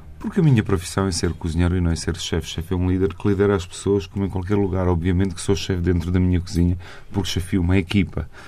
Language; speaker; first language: Portuguese; non-native, fluent; Bosnian